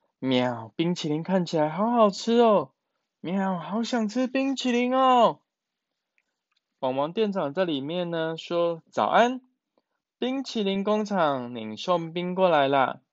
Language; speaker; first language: Chinese; native; Chinese